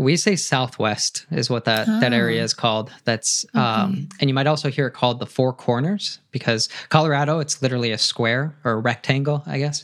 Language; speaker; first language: English; native; English